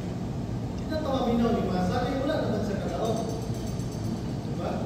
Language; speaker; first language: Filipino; non-native, local second language; Cebuano